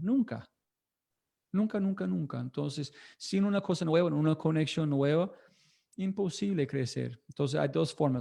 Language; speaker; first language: Spanish; non-native, fluent; English